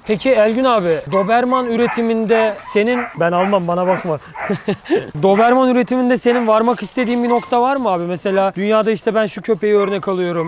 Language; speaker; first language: Turkish; native; Turkish